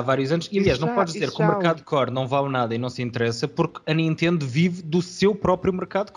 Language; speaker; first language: Portuguese; native; Portuguese